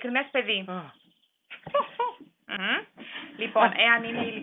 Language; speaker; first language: Greek; non-native, learner; German